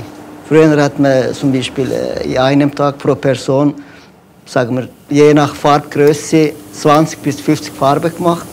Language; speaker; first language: German; non-native, fluent; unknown